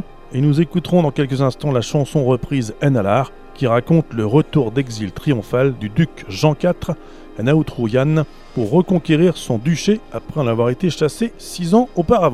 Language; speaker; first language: French; native; French